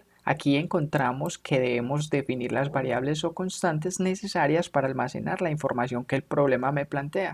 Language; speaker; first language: Spanish; native; Spanish